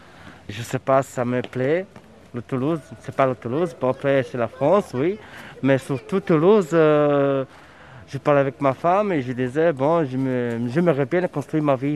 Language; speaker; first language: French; non-native, fluent; Serbian